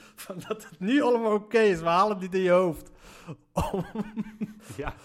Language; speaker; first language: Dutch; early bilingual, other home language; Arabic